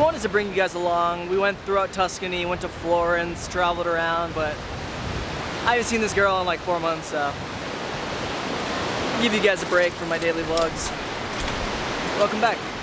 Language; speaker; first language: English; native; English